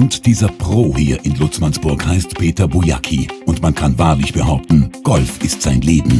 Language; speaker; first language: German; native; German